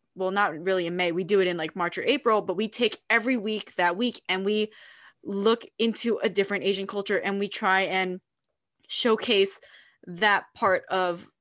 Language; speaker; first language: English; early bilingual, other home language; Filipino